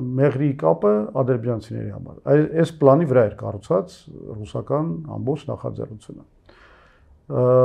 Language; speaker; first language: Armenian; native; Armenian